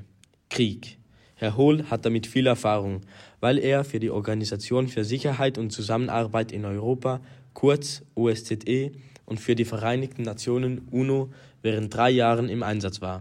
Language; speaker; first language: German; native; German